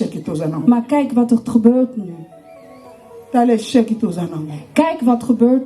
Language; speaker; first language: Dutch; non-native, learner; Lingala